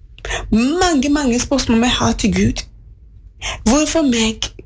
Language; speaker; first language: Norwegian; non-native, learner; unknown